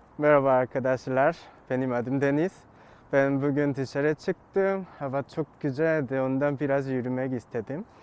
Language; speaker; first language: Turkish; non-native, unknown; Korean